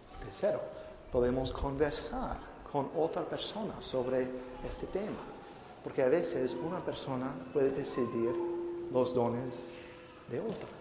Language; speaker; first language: Spanish; non-native, fluent; English